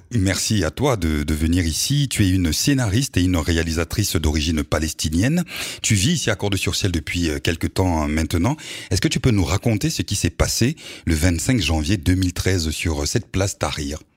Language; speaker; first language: French; native; French